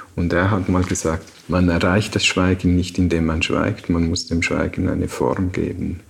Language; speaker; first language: German; native; German